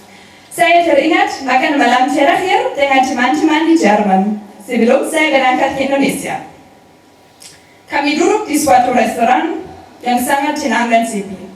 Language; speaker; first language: Indonesian; non-native, learner; German